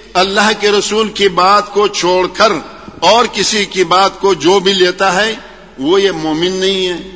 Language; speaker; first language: Urdu; non-native, local second language; Pashto